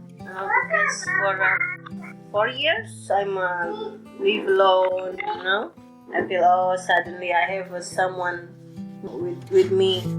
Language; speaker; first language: English; non-native, learner; Indonesian